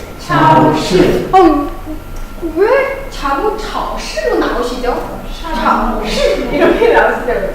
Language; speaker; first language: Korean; non-native, fluent; Chinese